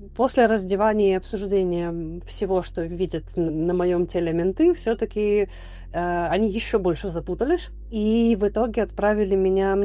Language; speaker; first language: Russian; native; Russian